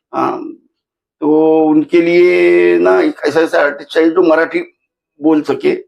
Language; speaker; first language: Hindi; non-native, local second language; Marathi